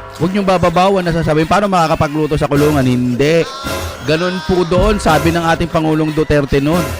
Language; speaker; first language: Filipino; non-native, local second language; Iloko